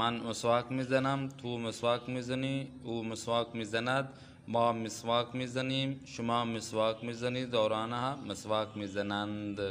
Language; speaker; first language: Persian; non-native, fluent; Urdu